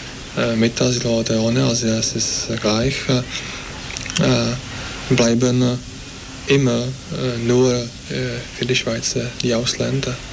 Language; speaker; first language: German; non-native, learner; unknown